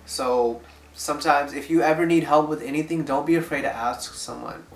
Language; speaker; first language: English; native; English